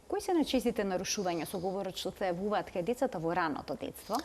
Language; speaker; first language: Macedonian; native; Macedonian